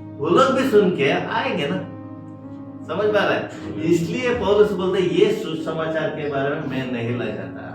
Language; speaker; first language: Hindi; non-native, local second language; Kannada